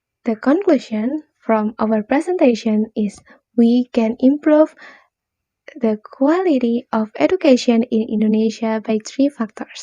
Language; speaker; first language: English; non-native, learner; Indonesian